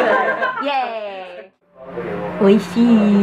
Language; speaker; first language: Japanese; non-native, learner; English